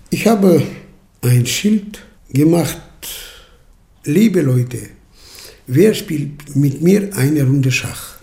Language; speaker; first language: German; early bilingual, heritage; German